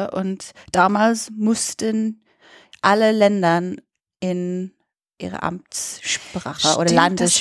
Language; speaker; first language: German; non-native, fluent; English